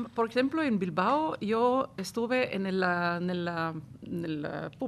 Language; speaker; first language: Spanish; non-native, fluent; Italian